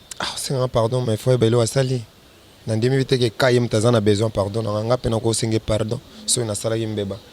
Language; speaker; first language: Lingala; native; Lingala